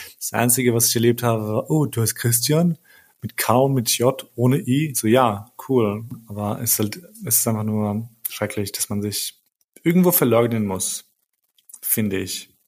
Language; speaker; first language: German; early bilingual, other home language; Albanian